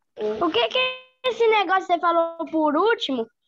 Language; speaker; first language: Portuguese; non-native, learner; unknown